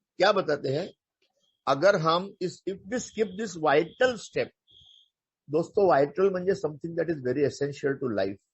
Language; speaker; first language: Hindi; non-native, local second language; Marathi